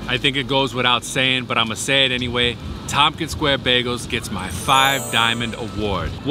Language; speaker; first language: English; native; English